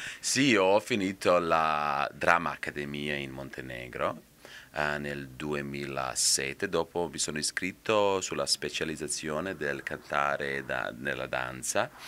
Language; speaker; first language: Italian; non-native, fluent; Serbian